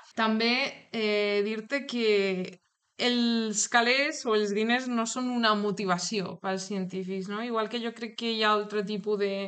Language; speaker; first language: Catalan; non-native, local second language; Spanish